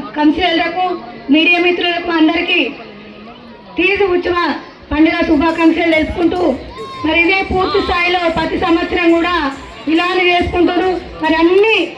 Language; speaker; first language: Telugu; native; Telugu